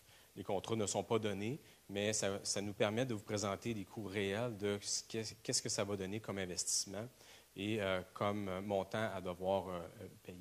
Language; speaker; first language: French; native; French